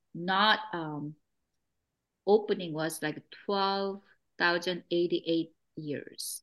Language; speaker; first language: English; non-native, fluent; Korean